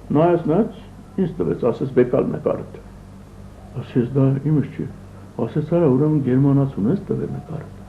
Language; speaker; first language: Armenian; early bilingual, other home language; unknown